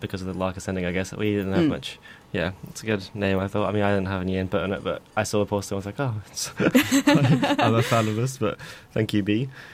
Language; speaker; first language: English; native; English